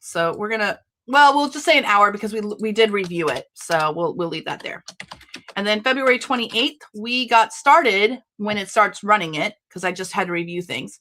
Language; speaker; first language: English; native; English